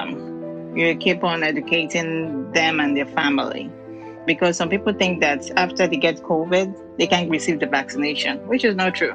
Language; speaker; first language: English; non-native, local second language; Yoruba